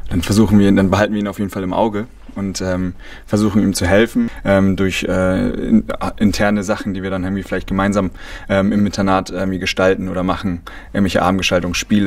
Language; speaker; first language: German; native; German